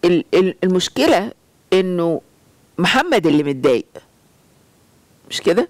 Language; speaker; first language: Arabic; native; Arabic